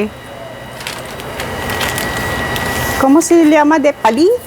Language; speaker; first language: Spanish; non-native, learner; Filipino